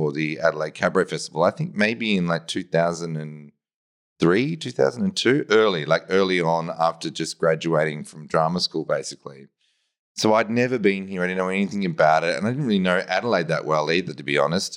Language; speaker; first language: English; native; English